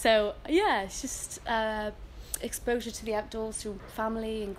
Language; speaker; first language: English; native; English